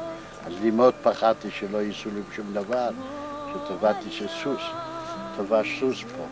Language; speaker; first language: Hebrew; non-native, fluent; Yiddish